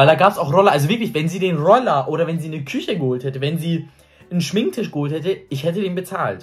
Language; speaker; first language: German; native; German